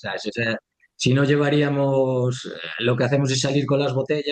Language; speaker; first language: Spanish; native; Spanish